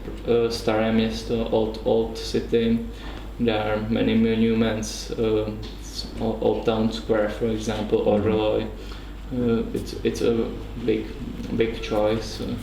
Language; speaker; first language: English; non-native, learner; Czech